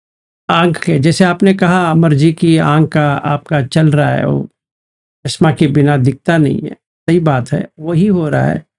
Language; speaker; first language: Hindi; native; Hindi